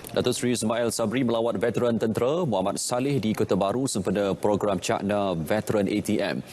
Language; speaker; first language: Malay; native; Malay